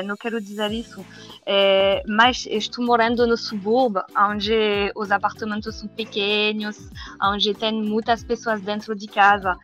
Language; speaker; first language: Portuguese; non-native, learner; French